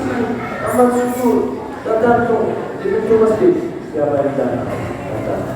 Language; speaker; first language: Indonesian; non-native, learner; Arabic